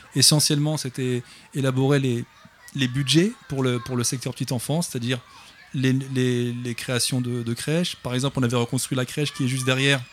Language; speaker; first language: French; native; French